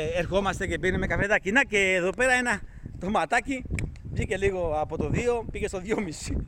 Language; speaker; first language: Greek; native; Greek